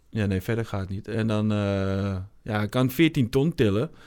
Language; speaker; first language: Dutch; native; Dutch